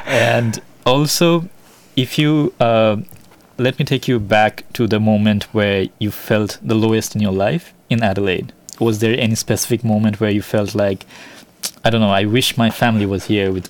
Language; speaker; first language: English; non-native, local second language; Bangla